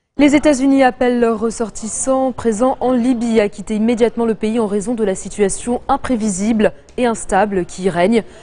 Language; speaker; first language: French; non-native, local second language; Arabic